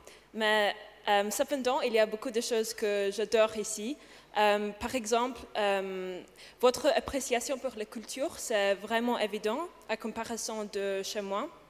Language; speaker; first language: French; non-native, learner; English